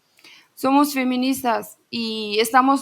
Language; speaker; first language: Spanish; non-native, learner; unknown